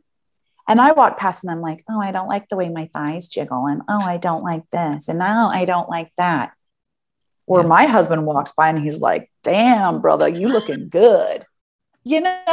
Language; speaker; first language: English; native; English